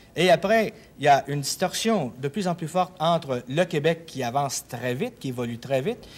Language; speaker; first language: French; native; French